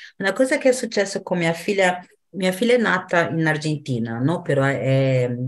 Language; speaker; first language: Italian; non-native, fluent; Portuguese